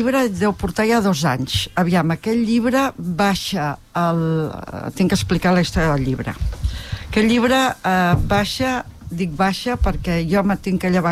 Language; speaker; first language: Catalan; native; Catalan